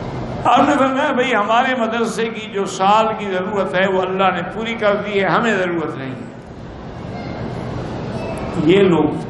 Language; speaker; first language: Urdu; native; Urdu